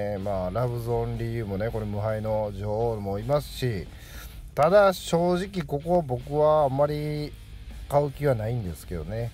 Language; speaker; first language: Japanese; native; Japanese